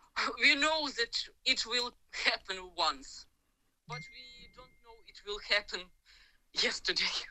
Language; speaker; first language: English; non-native, learner; Ukrainian